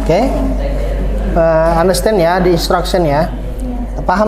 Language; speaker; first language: English; non-native, fluent; Indonesian